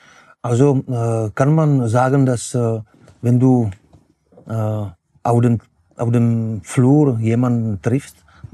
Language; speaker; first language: German; non-native, fluent; Czech